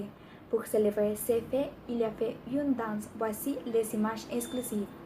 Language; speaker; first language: French; non-native, learner; Spanish